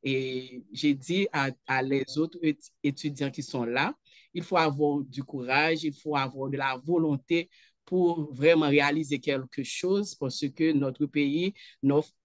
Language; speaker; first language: French; non-native, local second language; Haitian Creole